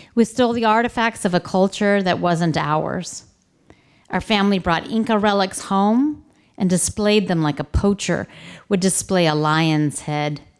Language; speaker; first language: English; early bilingual, other home language; Spanish